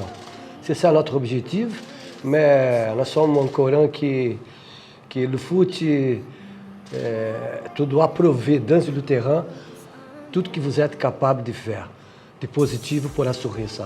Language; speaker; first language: French; non-native, fluent; Portuguese